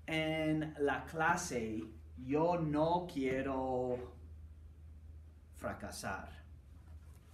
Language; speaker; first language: Spanish; non-native, fluent; English